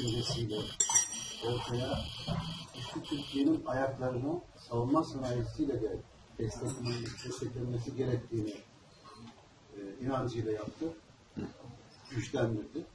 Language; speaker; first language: Turkish; native; Turkish